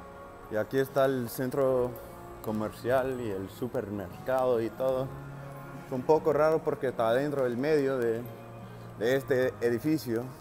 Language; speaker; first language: Spanish; non-native, learner; English